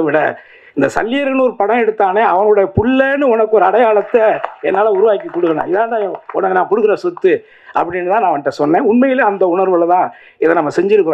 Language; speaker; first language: Tamil; native; Tamil